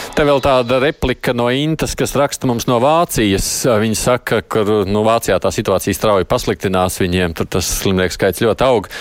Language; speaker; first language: Latvian; native; Latvian